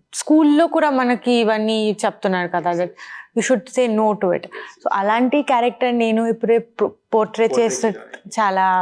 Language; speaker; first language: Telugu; non-native, learner; Bangla